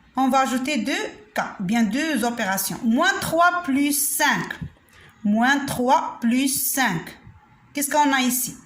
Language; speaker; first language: French; non-native, local second language; Arabic